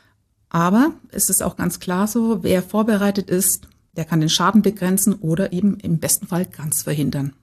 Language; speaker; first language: German; native; German